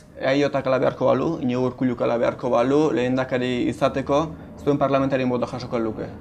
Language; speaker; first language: Basque; native; Basque